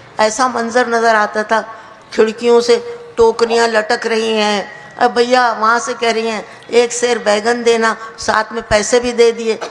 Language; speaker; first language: Urdu; native; Urdu